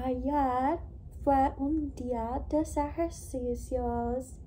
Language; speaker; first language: Spanish; non-native, learner; English